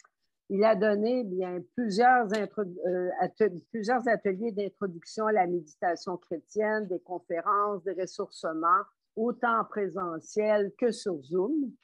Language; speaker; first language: French; native; French